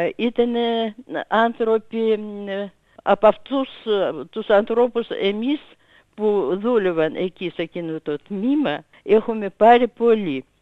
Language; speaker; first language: Greek; non-native, fluent; Russian